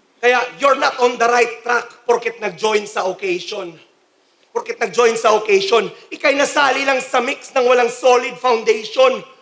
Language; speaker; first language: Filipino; non-native, local second language; Cebuano